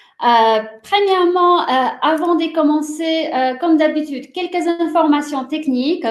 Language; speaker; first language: French; non-native, fluent; Polish